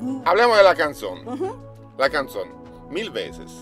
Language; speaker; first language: Spanish; non-native, learner; Italian